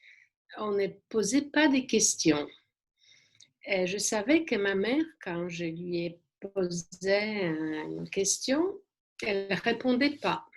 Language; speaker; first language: French; non-native, fluent; Polish